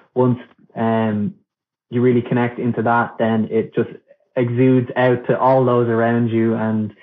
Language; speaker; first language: English; non-native, local second language; Irish